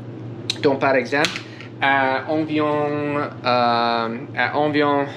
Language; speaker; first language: French; non-native, learner; English